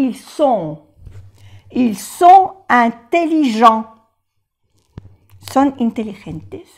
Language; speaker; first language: French; non-native, fluent; Spanish